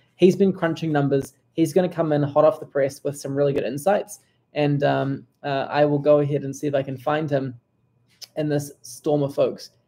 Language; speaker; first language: English; native; English